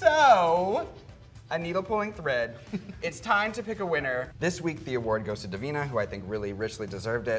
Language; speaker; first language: English; native; English